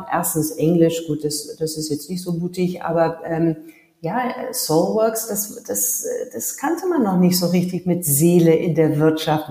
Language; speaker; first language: German; early bilingual, heritage; German